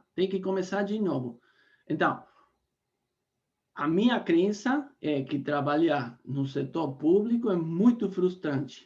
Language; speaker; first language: Portuguese; non-native, fluent; Spanish